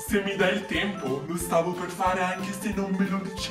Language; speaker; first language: Italian; native; Italian